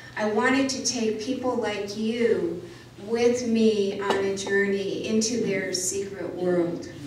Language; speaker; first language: English; native; English